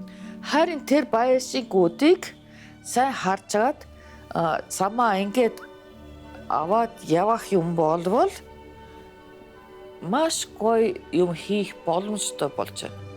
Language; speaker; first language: Mongolian; non-native, fluent; Finnish